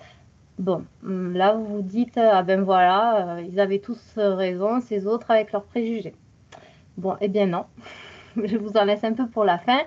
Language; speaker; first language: French; native; French